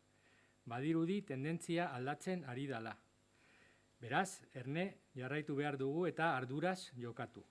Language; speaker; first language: Basque; non-native, local second language; Spanish